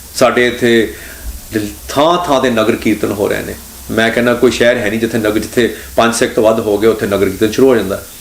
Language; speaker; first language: Punjabi; early bilingual, heritage; Punjabi